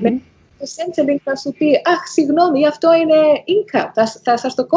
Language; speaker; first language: Greek; early bilingual, heritage; Greek